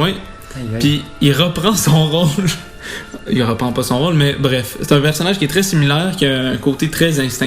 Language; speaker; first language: French; native; French